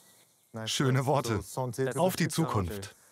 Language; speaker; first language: German; native; German